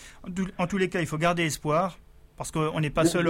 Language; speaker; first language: French; native; French